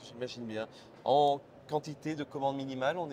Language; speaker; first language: French; native; French